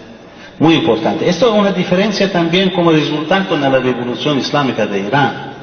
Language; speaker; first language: Spanish; non-native, fluent; Persian